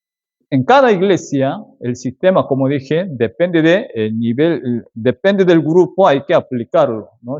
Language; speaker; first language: Spanish; non-native, fluent; Korean